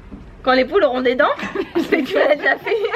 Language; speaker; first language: French; native; French